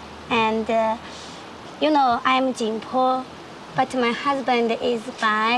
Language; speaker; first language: English; non-native, fluent; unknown